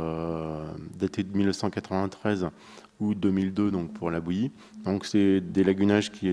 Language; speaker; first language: French; native; French